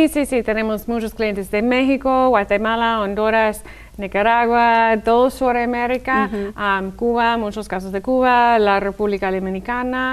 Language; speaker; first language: Spanish; non-native, fluent; English